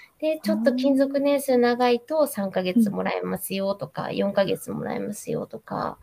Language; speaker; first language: Japanese; native; Japanese